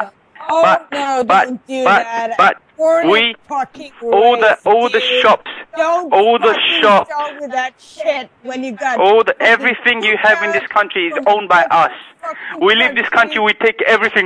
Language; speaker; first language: English; non-native, local second language; Bangla